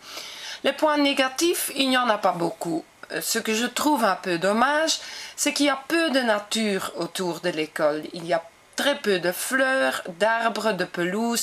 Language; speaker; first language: French; non-native, local second language; Dutch